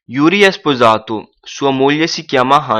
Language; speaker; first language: Italian; non-native, fluent; Punjabi